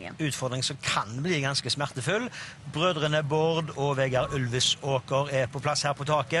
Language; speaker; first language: Norwegian; native; Norwegian